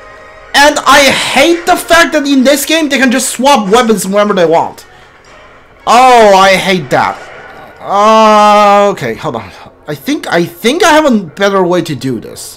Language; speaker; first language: English; native; English